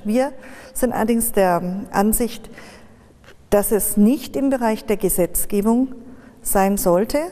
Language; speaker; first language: German; native; German